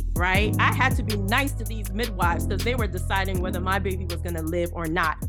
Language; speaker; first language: English; early bilingual, other home language; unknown